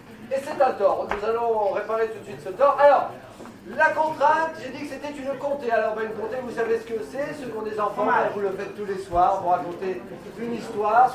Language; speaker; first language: French; native; French